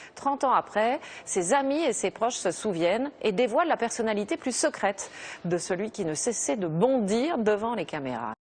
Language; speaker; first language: French; native; French